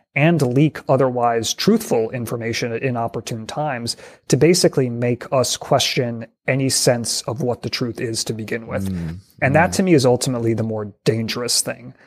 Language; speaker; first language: English; native; English